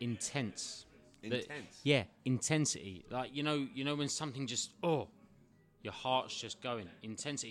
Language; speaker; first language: English; native; English